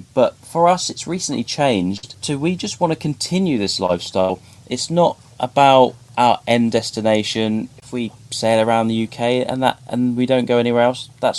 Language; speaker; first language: English; native; English